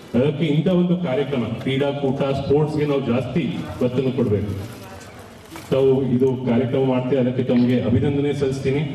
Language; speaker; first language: Kannada; non-native, local second language; Lambadi